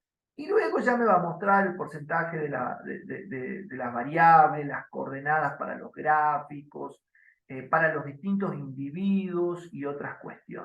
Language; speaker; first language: Spanish; native; Spanish